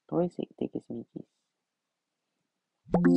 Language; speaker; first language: Spanish; non-native, learner; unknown